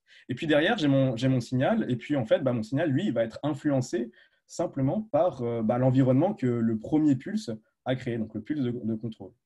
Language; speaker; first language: French; native; French